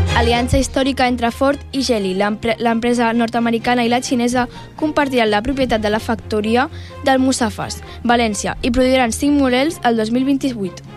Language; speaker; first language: Catalan; native; Catalan